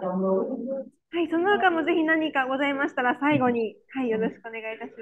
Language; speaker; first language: Japanese; native; Japanese